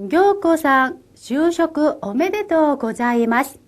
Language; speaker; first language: Japanese; non-native, fluent; Korean